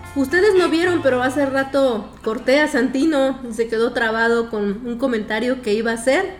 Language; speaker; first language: Spanish; native; Spanish